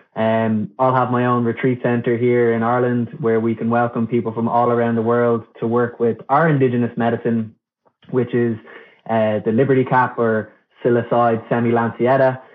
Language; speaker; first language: English; non-native, local second language; Irish